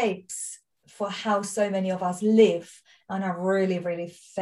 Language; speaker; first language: English; non-native, fluent; German